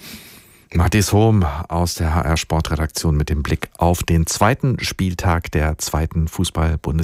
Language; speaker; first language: German; native; German